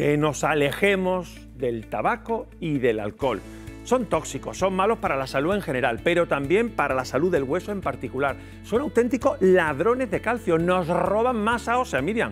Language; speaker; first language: Spanish; native; Spanish